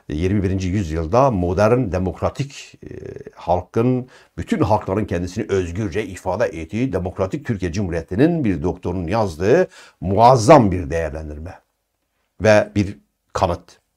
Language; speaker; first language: Turkish; non-native, local second language; Kurdish